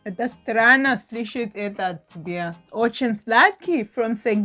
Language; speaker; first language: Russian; non-native, learner; English